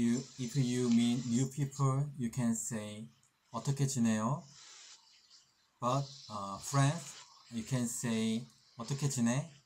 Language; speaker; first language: English; non-native, learner; Korean